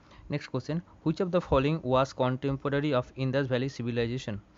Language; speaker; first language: English; non-native, local second language; Bangla